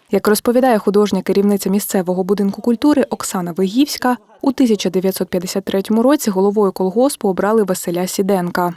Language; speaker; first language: Ukrainian; native; Ukrainian